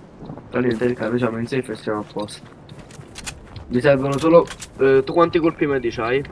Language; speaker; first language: Italian; native; Italian